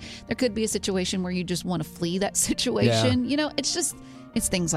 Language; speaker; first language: English; native; English